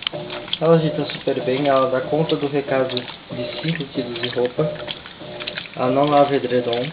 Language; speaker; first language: Portuguese; native; Portuguese